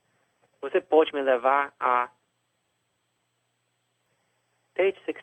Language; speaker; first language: Portuguese; non-native, learner; English